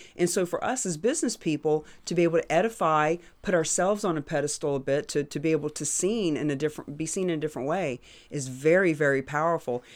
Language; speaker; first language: English; native; English